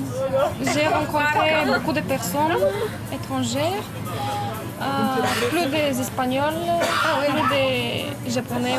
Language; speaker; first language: French; non-native, fluent; Bulgarian